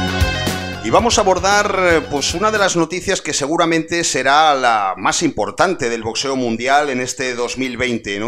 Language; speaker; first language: Spanish; native; Spanish